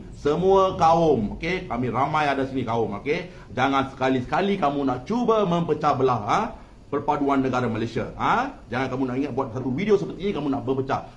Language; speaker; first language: Malay; native; Malay